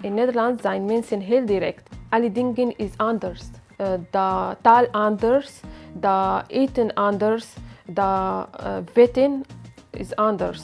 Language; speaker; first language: Dutch; non-native, learner; Arabic